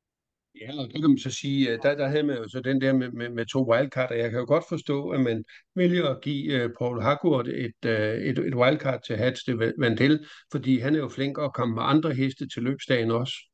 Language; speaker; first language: Danish; native; Danish